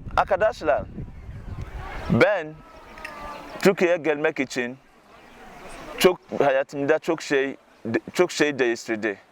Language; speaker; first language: Turkish; non-native, learner; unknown